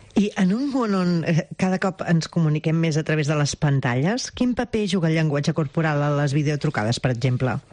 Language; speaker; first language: Catalan; native; Catalan